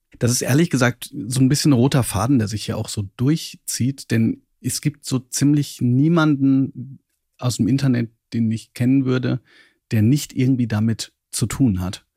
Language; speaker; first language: German; native; German